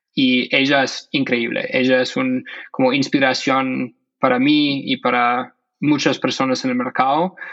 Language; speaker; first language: Spanish; non-native, fluent; English